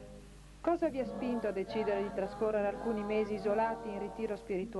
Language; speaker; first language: Italian; native; Italian